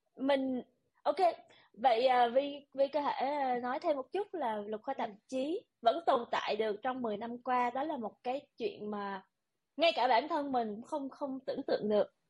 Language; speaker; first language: Vietnamese; early bilingual, other home language; English